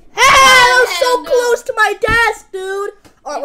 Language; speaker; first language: English; native; English